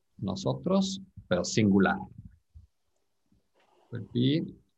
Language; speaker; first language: Spanish; native; Spanish